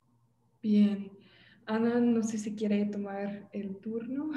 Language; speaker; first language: Spanish; non-native, fluent; English